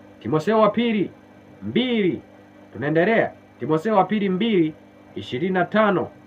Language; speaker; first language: Swahili; native; Swahili